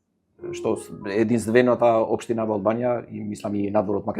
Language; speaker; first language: Macedonian; non-native, fluent; Albanian